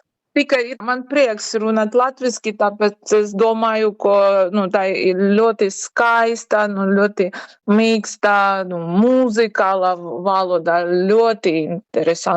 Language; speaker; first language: Latvian; non-native, learner; Ukrainian